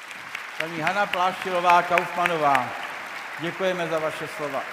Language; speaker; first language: Czech; native; Czech